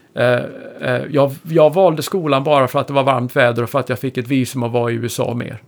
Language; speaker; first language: Swedish; native; Swedish